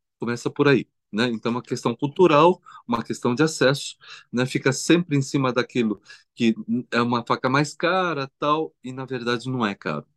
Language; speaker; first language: Portuguese; early bilingual, other home language; Korean